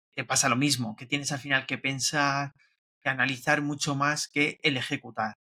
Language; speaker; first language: Spanish; native; Spanish